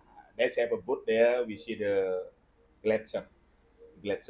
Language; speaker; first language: English; non-native, learner; Indonesian